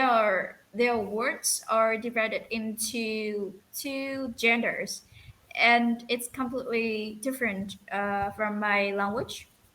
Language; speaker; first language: English; non-native, fluent; Vietnamese